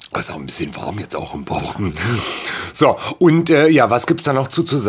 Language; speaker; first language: German; native; German